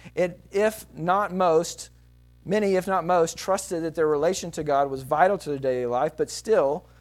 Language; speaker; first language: English; native; English